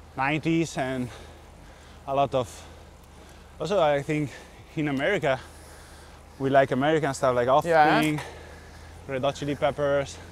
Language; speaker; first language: English; non-native, fluent; Italian